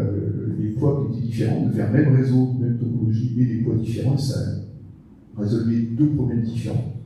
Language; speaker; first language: French; native; French